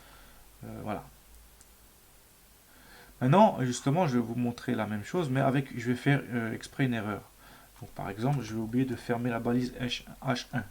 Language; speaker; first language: French; native; French